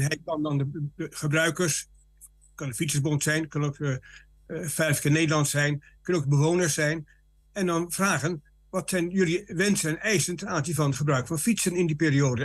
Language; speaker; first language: Dutch; native; Dutch